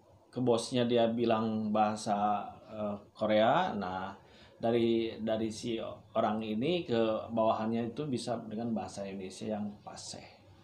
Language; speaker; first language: Indonesian; native; Indonesian